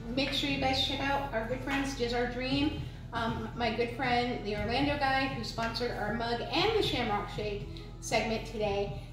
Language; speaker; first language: English; native; English